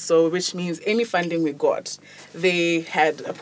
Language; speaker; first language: English; non-native, local second language; Tswana